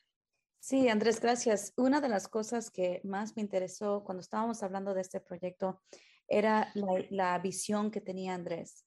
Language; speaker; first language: Spanish; early bilingual, heritage; Spanish